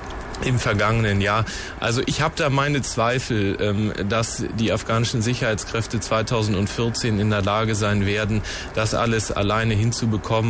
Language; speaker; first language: German; native; German